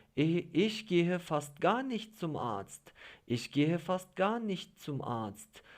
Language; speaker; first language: German; non-native, fluent; Turkish